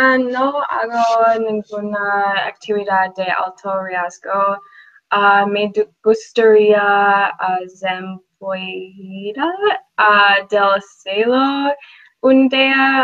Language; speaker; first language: Spanish; non-native, learner; English